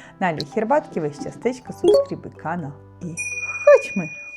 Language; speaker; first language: Polish; non-native, learner; Russian